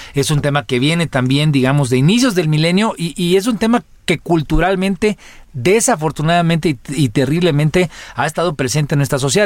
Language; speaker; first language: Spanish; native; Spanish